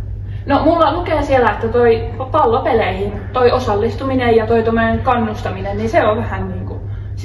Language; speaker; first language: Finnish; native; Finnish